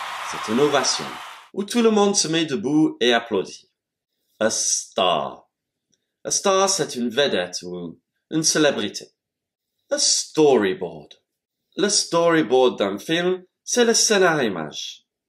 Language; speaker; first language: French; non-native, fluent; English